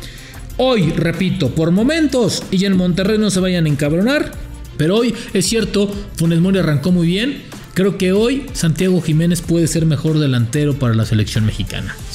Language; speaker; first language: Spanish; native; Spanish